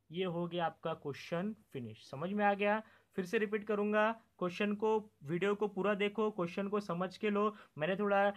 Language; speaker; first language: Hindi; non-native, local second language; Marathi